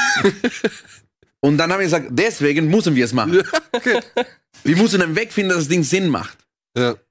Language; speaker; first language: German; non-native, fluent; Spanish